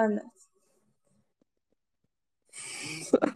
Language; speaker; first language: English; non-native, learner; Persian